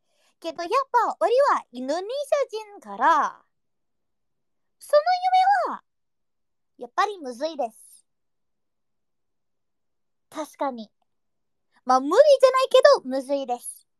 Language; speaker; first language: Japanese; non-native, learner; Indonesian